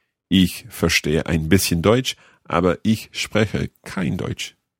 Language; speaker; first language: German; non-native, learner; English